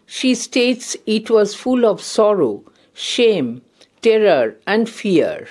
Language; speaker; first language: English; non-native, local second language; Bangla